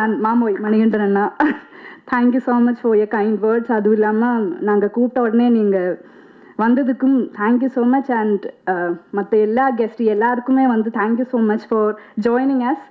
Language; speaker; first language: Tamil; non-native, fluent; Malayalam